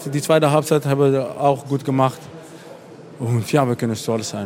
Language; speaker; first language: German; non-native, fluent; Dutch